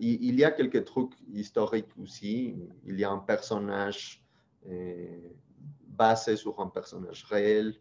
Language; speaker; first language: French; non-native, fluent; Spanish